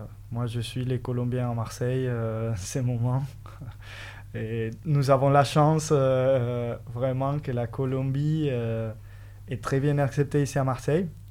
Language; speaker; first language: French; non-native, fluent; Spanish